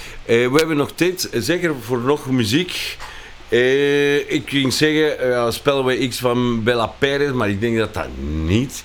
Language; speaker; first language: Dutch; non-native, fluent; Spanish